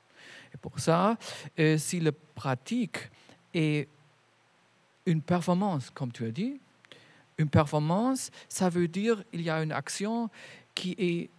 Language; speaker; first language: French; non-native, fluent; German